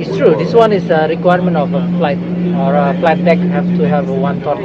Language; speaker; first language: English; non-native, fluent; Indonesian